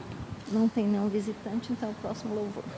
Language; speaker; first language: Portuguese; native; Portuguese